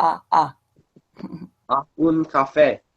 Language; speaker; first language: Spanish; non-native, learner; English